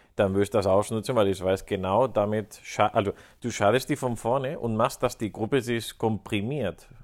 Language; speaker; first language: German; non-native, fluent; Spanish